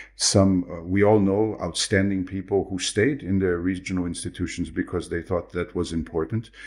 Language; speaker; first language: English; non-native, fluent; Portuguese